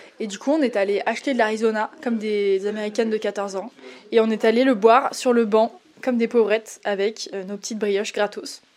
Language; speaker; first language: French; native; French